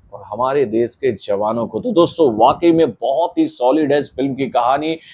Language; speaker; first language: Hindi; native; Hindi